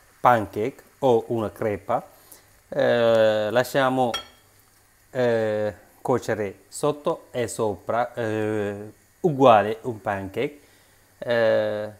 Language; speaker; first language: Italian; non-native, learner; Sinhala